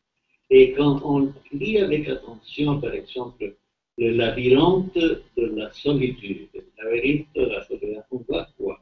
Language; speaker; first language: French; non-native, fluent; Spanish